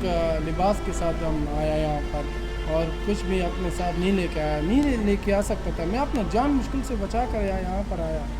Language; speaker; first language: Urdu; non-native, local second language; Pashto